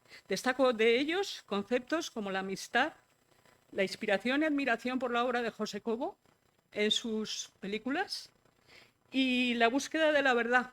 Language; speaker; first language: Spanish; native; Spanish